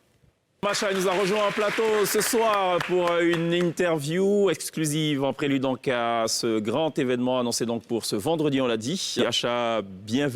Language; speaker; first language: French; native; French